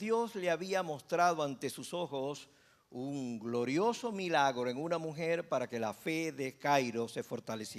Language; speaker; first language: Spanish; native; Spanish